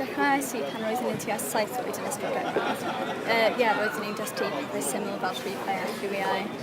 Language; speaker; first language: Welsh; non-native, local second language; English